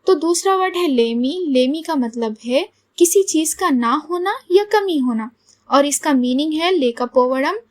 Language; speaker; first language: Hindi; non-native, local second language; Telugu